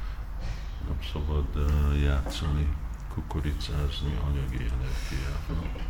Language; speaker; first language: Hungarian; early bilingual, heritage; Hungarian